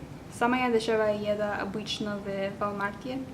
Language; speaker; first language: Russian; non-native, learner; English